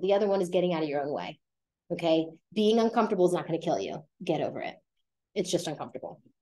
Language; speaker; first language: English; native; English